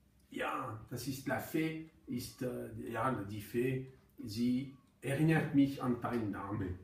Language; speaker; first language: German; non-native, fluent; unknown